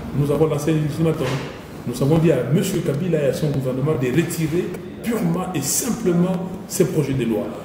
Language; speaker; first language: French; non-native, local second language; Lingala